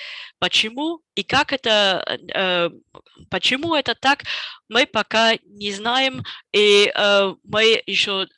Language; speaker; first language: Russian; non-native, fluent; German